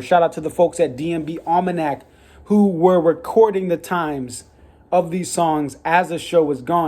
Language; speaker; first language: English; native; English